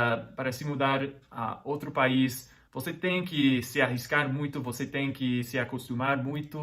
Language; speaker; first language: Portuguese; non-native, fluent; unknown